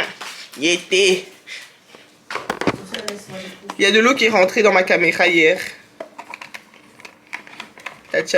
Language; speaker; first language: French; native; French